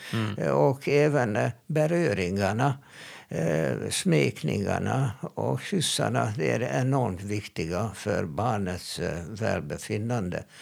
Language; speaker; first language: Swedish; non-native, fluent; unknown